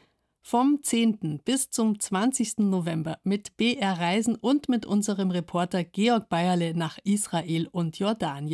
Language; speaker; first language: German; native; German